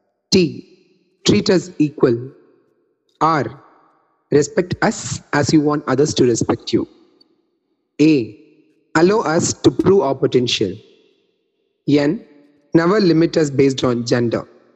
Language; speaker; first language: English; non-native, local second language; Tamil